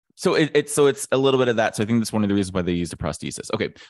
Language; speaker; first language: English; native; English